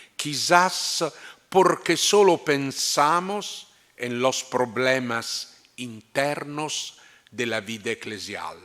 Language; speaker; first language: Spanish; non-native, fluent; Italian